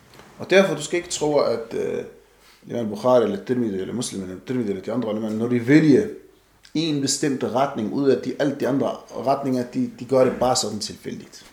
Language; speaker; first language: Danish; non-native, fluent; Arabic